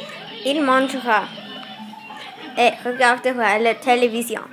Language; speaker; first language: French; non-native, learner; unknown